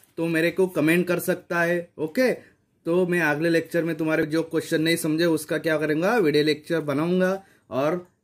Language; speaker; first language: Hindi; non-native, local second language; Marathi